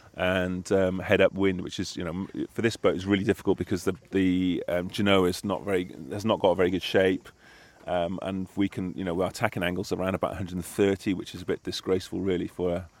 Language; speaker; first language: English; native; English